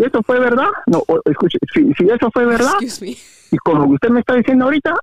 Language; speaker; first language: Spanish; native; Spanish